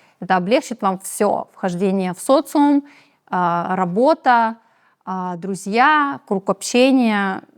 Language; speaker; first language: Russian; native; Russian